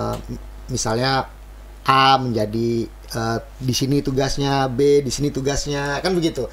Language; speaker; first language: Indonesian; native; Indonesian